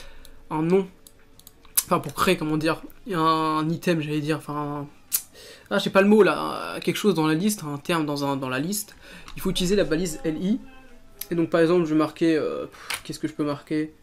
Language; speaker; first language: French; native; French